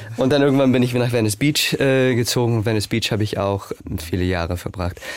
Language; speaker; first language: German; non-native, fluent; English